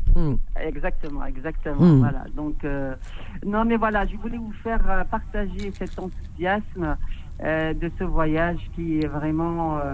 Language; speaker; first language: French; non-native, local second language; Arabic